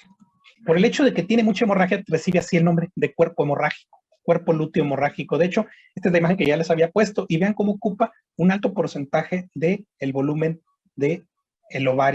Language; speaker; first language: Spanish; native; Spanish